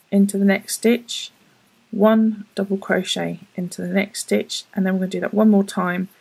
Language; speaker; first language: English; native; English